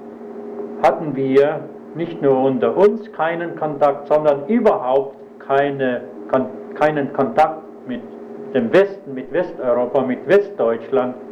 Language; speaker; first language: German; early bilingual, heritage; German